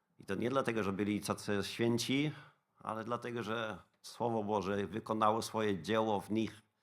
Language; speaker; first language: Polish; non-native, fluent; Dutch